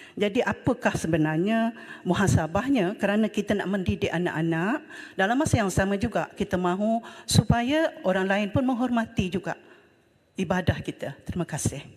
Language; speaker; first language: Malay; native; Malay